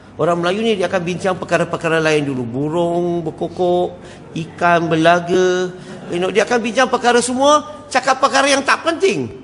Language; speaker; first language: Malay; non-native, local second language; Chinese